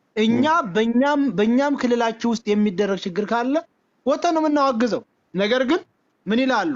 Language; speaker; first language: Amharic; non-native, local second language; Oromo